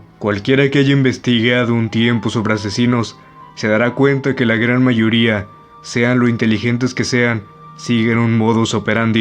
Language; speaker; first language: Spanish; native; Spanish